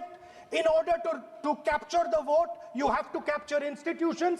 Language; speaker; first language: English; non-native, local second language; Hindi